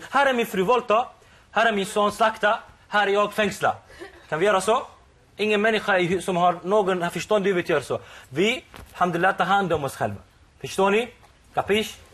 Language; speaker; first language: Swedish; non-native, local second language; Arabic